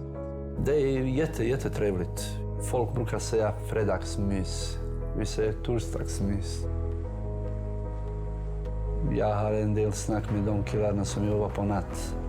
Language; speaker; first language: Swedish; non-native, fluent; Bosnian